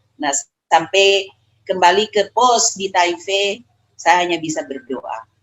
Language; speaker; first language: Indonesian; native; Indonesian